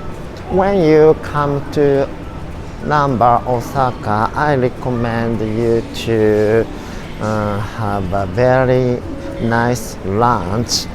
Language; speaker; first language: English; non-native, learner; Japanese